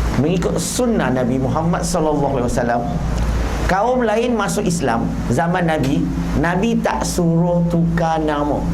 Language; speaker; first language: Malay; non-native, local second language; Chinese